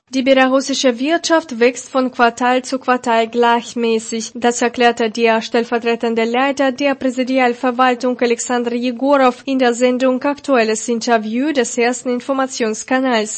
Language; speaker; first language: German; non-native, fluent; Russian